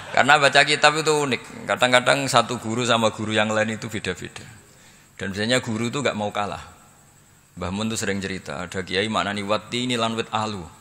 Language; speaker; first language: Indonesian; non-native, local second language; Javanese